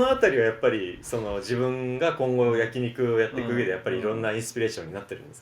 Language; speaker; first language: Japanese; native; Japanese